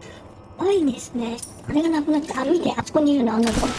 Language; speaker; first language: Japanese; native; Japanese